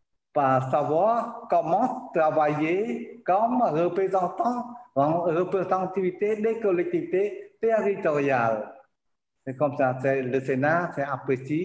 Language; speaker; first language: French; non-native, learner; Khmer